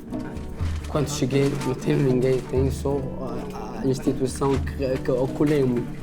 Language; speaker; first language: Portuguese; non-native, learner; Arabic